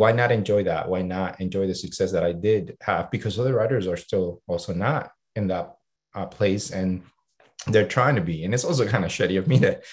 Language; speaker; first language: English; non-native, fluent; Spanish